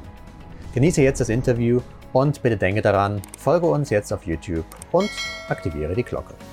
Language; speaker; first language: German; native; German